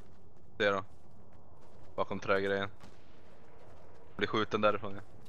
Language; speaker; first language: Swedish; native; Swedish